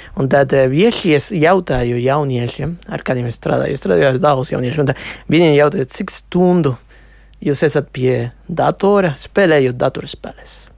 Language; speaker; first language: Latvian; non-native, local second language; Russian